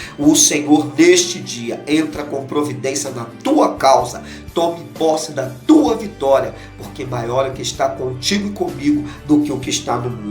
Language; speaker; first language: Portuguese; native; Portuguese